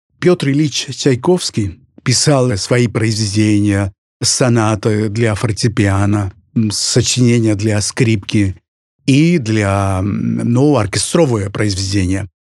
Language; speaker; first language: Russian; non-native, fluent; Spanish